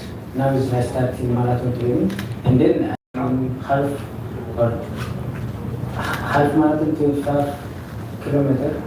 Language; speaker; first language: English; non-native, learner; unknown